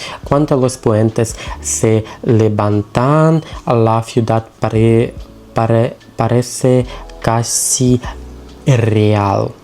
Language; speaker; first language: Spanish; non-native, learner; Russian